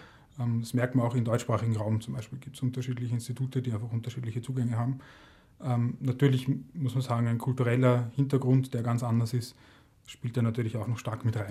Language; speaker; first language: German; native; German